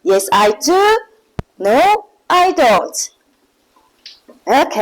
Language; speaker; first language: English; non-native, learner; Mongolian